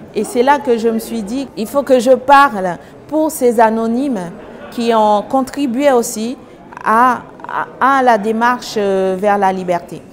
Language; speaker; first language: French; non-native, local second language; Haitian Creole